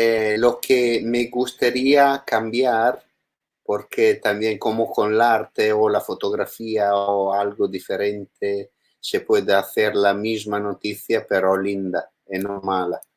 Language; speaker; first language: Spanish; non-native, learner; Italian